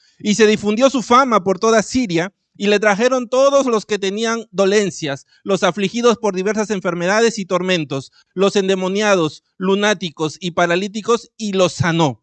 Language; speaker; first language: Spanish; native; Spanish